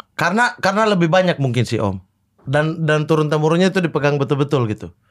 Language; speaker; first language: Indonesian; native; Indonesian